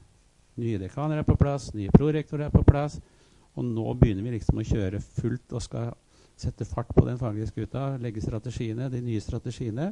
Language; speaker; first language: Norwegian; native; Norwegian